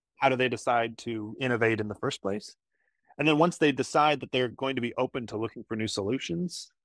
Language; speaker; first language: English; native; English